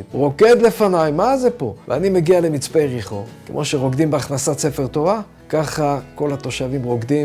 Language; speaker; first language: Hebrew; native; Hebrew